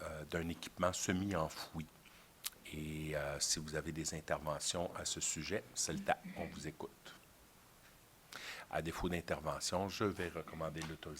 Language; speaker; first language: French; native; French